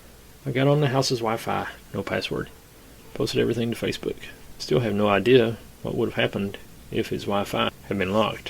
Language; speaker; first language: English; native; English